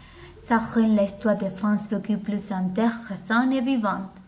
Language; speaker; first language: French; non-native, learner; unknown